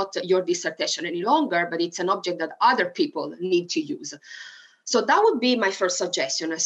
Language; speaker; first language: English; non-native, fluent; Italian